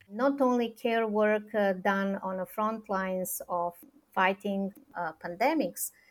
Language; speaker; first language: English; non-native, fluent; Serbian